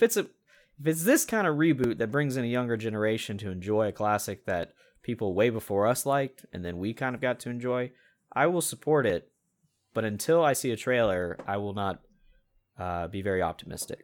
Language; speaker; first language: English; native; English